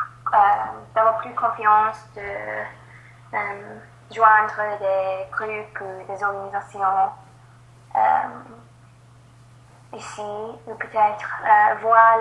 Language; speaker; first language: French; non-native, learner; English